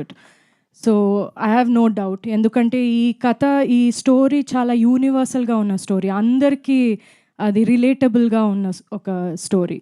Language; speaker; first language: Telugu; non-native, fluent; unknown